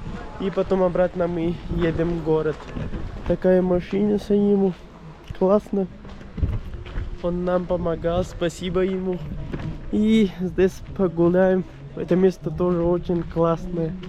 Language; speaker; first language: Russian; non-native, learner; Urdu